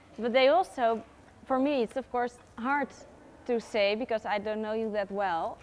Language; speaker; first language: English; non-native, fluent; Dutch